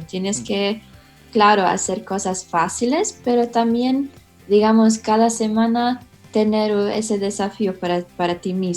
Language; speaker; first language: Spanish; early bilingual, heritage; English